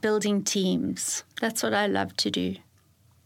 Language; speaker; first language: English; native; English